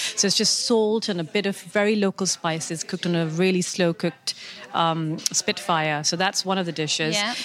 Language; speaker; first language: English; non-native, local second language; Urdu